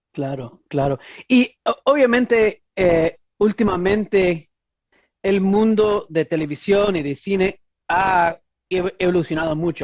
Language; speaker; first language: Spanish; non-native, fluent; English